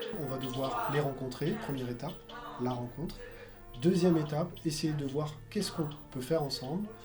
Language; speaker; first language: French; native; French